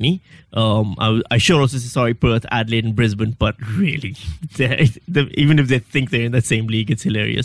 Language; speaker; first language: English; non-native, local second language; Urdu